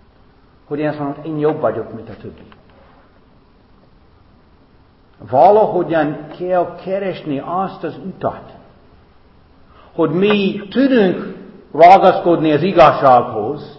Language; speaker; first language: Hungarian; non-native, fluent; English